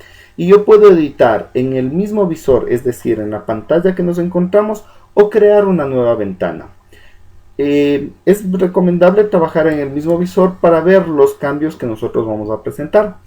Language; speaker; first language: Spanish; native; Spanish